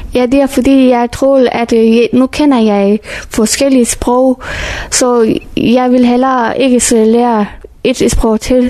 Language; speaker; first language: Danish; non-native, fluent; Persian